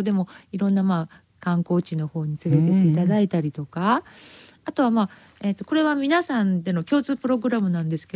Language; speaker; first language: Japanese; native; Japanese